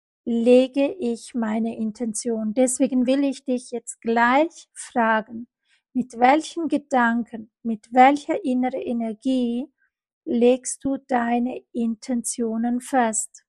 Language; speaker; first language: German; non-native, fluent; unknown